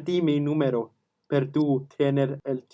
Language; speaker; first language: Spanish; non-native, learner; Icelandic